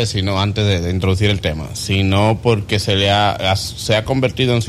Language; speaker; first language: Spanish; native; Spanish